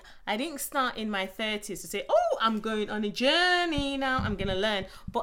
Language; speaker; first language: English; non-native, local second language; Yoruba